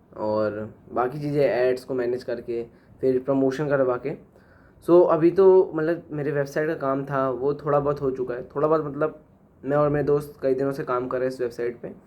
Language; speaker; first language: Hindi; native; Hindi